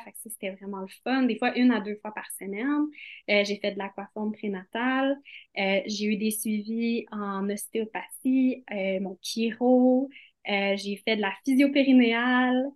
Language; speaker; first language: French; native; French